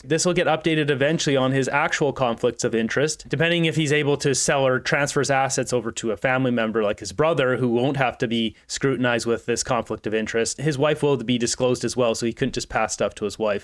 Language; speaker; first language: English; native; English